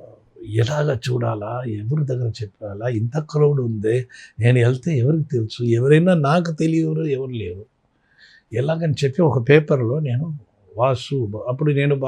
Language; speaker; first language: Telugu; non-native, local second language; Tamil